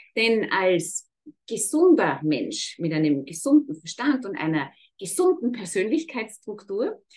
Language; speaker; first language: German; native; German